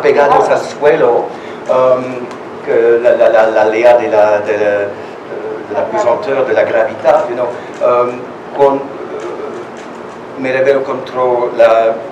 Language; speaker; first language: Spanish; non-native, learner; French